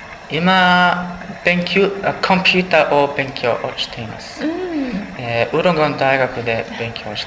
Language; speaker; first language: Japanese; non-native, learner; English